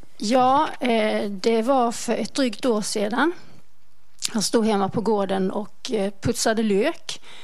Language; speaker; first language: Swedish; native; Swedish